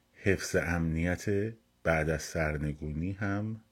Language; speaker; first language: Persian; native; Persian